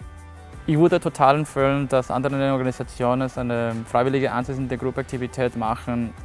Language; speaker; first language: German; non-native, fluent; Spanish